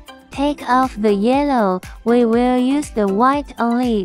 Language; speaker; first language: English; non-native, learner; Chinese